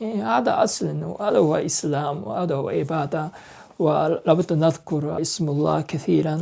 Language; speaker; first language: Arabic; non-native, learner; Korean